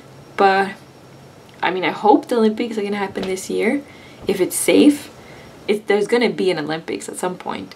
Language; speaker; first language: English; non-native, fluent; Swedish